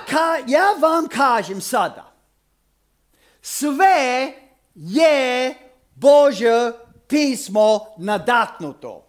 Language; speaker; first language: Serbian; non-native, fluent; English